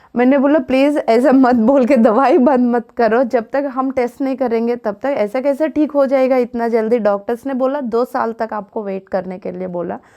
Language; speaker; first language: Hindi; non-native, local second language; Telugu